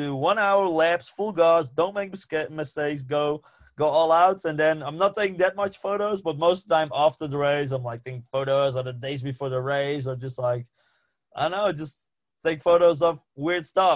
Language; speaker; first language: English; non-native, fluent; Western Frisian